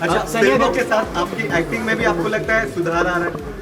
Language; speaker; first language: Hindi; native; Hindi